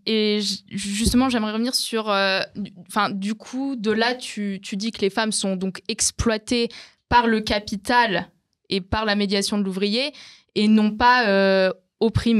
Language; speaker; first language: French; native; French